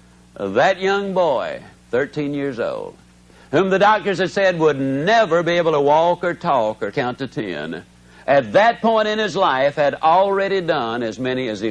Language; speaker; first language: English; native; English